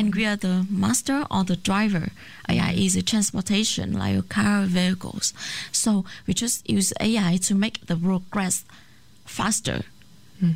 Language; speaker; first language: English; non-native, fluent; Chinese